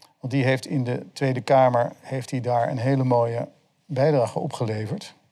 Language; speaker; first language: Dutch; native; Dutch